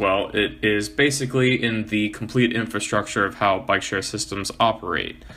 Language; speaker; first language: English; native; English